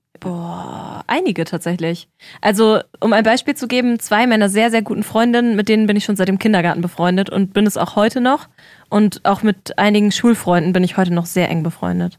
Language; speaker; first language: German; native; German